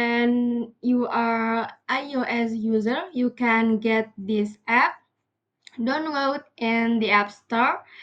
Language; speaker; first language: English; non-native, learner; Indonesian